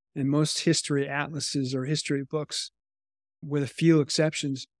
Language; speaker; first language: English; native; English